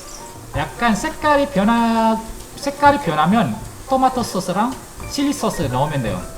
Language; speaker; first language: Korean; non-native, fluent; Malay